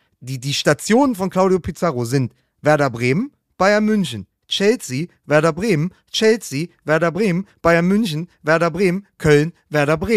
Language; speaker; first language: German; native; German